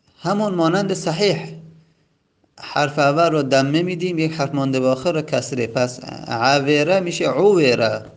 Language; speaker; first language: Persian; non-native, local second language; Azerbaijani